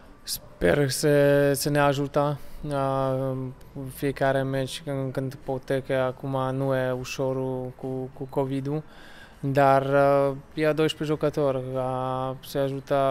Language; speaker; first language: Romanian; non-native, learner; Slovak